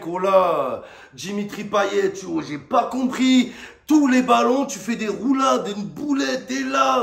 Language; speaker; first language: French; native; French